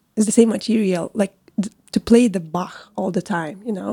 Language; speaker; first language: English; non-native, fluent; Lithuanian